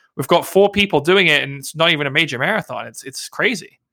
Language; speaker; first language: English; native; English